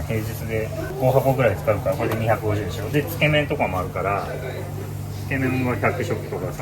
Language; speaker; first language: Japanese; native; Japanese